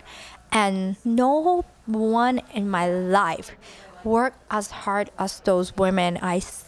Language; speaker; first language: English; early bilingual, other home language; Cantonese